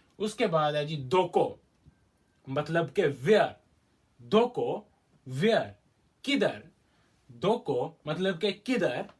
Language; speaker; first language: Urdu; native; Urdu